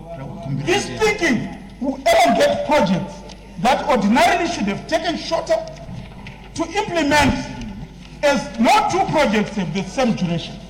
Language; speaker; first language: English; non-native, local second language; Shona